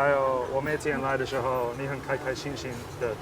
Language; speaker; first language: Chinese; non-native, learner; English